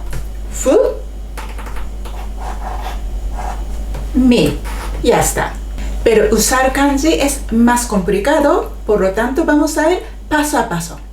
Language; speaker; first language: Spanish; non-native, fluent; Japanese